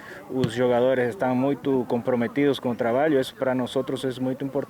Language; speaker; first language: Portuguese; non-native, fluent; Spanish